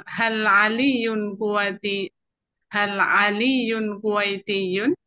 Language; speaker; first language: Arabic; non-native, learner; Indonesian